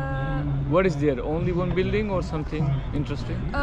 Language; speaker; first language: English; non-native, learner; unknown